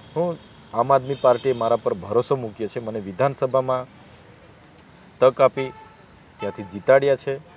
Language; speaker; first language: Gujarati; non-native, local second language; Vasavi